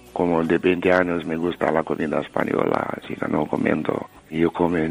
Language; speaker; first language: Spanish; non-native, learner; Romanian